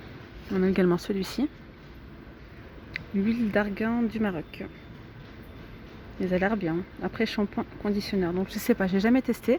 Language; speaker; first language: French; native; French